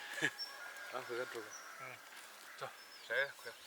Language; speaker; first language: Chinese; native; Chinese